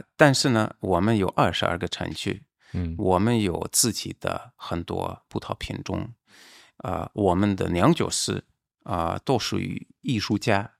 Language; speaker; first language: Chinese; non-native, fluent; Hungarian